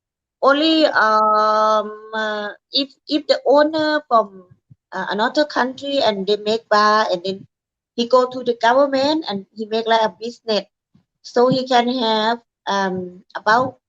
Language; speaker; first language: English; non-native, learner; Thai